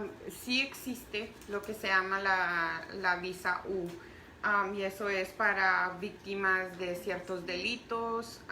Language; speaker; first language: Spanish; early bilingual, heritage; Spanish